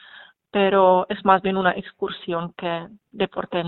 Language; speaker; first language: Spanish; non-native, fluent; Czech